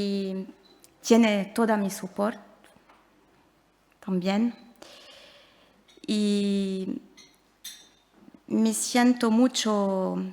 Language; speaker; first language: Spanish; non-native, learner; French